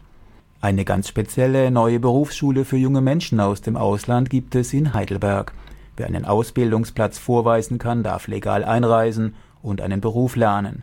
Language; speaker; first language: German; native; German